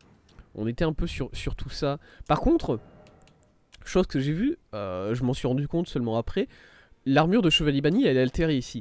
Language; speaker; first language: French; native; French